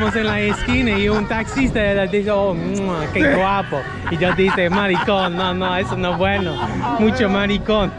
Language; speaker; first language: Spanish; non-native, learner; English